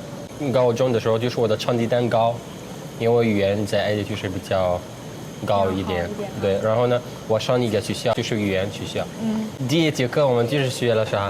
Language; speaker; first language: Chinese; non-native, learner; Arabic